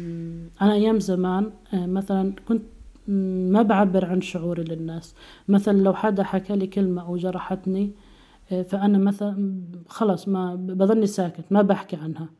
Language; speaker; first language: Arabic; native; Arabic